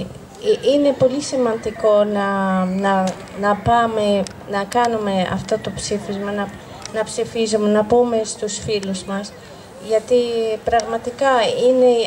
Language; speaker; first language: Greek; non-native, fluent; Arabic